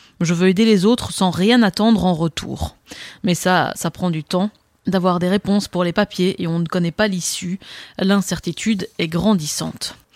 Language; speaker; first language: French; non-native, learner; Amharic